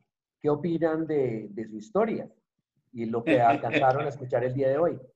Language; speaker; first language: Spanish; native; Spanish